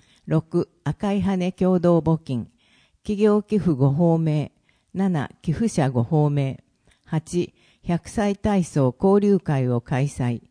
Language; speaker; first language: Japanese; native; Japanese